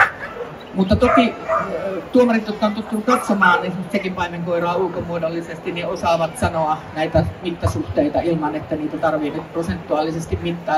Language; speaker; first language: Finnish; native; Finnish